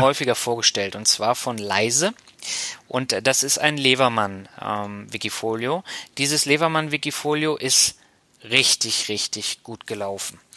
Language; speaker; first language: German; native; German